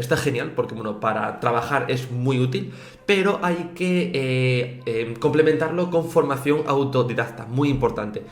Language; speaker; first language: Spanish; native; Spanish